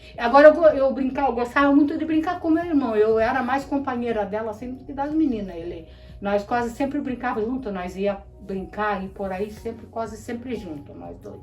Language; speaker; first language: Portuguese; early bilingual, other home language; Polish